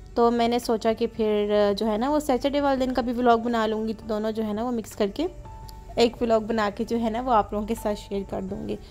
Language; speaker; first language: Urdu; native; Urdu